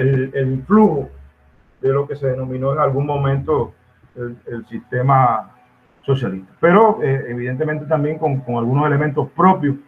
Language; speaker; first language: Spanish; native; Spanish